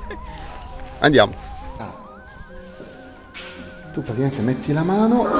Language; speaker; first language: Italian; native; Italian